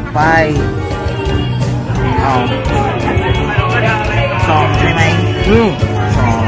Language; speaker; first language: Thai; non-native, learner; Filipino